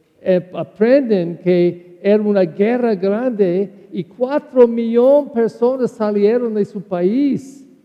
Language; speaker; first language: Spanish; non-native, learner; English